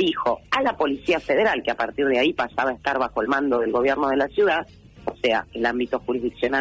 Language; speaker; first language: Spanish; native; Spanish